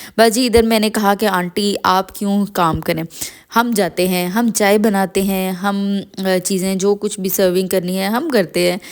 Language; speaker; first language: Urdu; native; Urdu